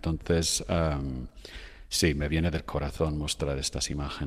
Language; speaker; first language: Spanish; non-native, fluent; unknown